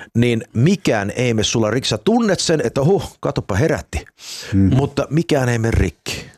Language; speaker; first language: Finnish; early bilingual, heritage; Finnish